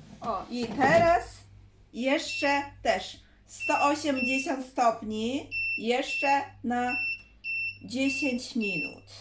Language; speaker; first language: Polish; non-native, learner; Chinese